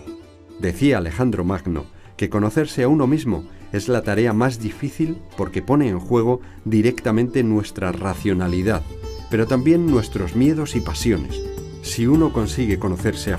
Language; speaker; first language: Spanish; native; Spanish